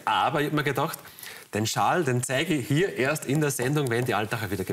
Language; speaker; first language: German; native; German